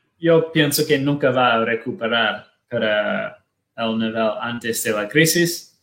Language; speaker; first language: Spanish; non-native, learner; Portuguese